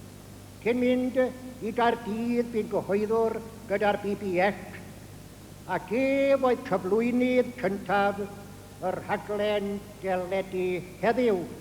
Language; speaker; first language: Welsh; native; Welsh